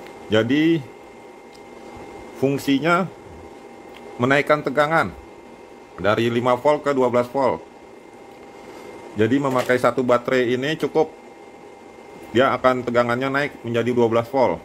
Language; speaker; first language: Indonesian; native; Indonesian